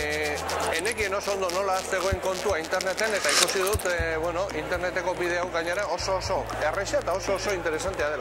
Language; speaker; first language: Basque; native; Basque